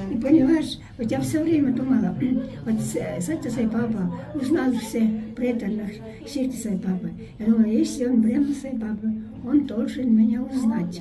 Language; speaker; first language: Russian; non-native, fluent; Estonian